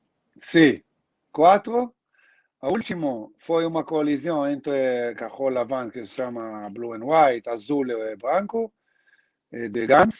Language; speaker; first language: Portuguese; non-native, learner; Hebrew